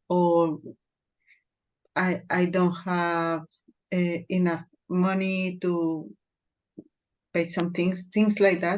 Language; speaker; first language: English; non-native, fluent; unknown